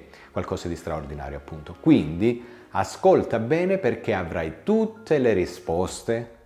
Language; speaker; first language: Italian; native; Italian